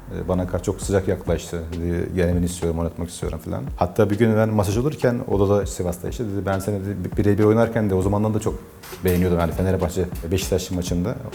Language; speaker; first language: Turkish; native; Turkish